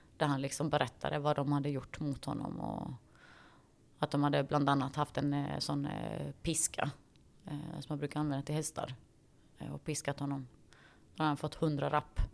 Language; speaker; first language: Swedish; early bilingual, other home language; Bosnian